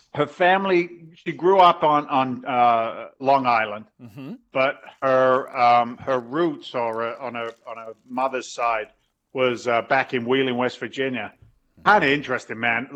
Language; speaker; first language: English; native; English